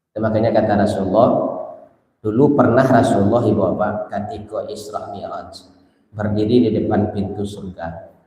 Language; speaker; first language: Malay; non-native, local second language; Minangkabau